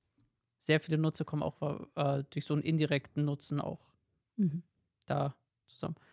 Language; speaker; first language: German; native; German